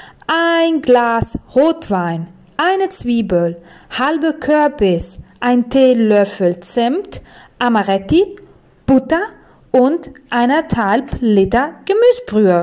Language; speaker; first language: German; non-native, fluent; Italian